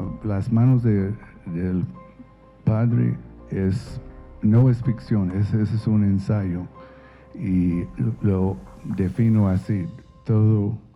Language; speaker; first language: Spanish; non-native, fluent; English